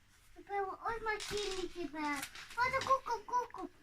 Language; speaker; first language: Finnish; non-native, learner; Estonian